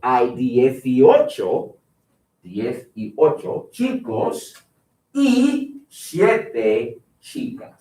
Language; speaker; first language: Spanish; non-native, fluent; English